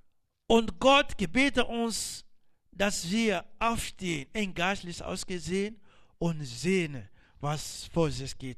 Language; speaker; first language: German; non-native, learner; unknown